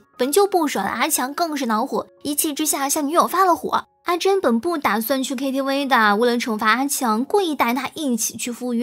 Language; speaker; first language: Chinese; native; Chinese